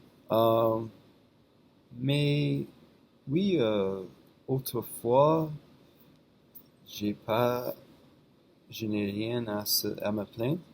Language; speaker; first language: French; non-native, fluent; English